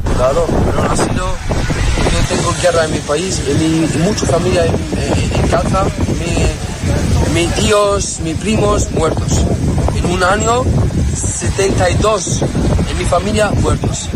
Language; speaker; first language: Spanish; non-native, learner; Arabic